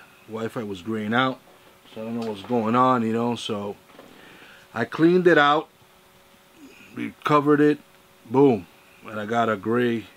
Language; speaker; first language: English; native; English